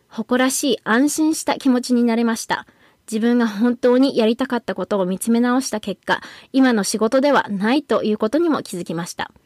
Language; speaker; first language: Japanese; native; Japanese